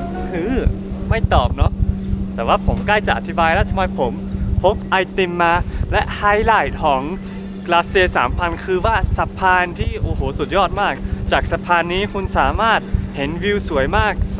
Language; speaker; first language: Thai; early bilingual, heritage; Thai